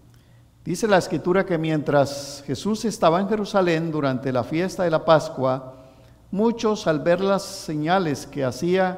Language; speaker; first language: Spanish; native; Spanish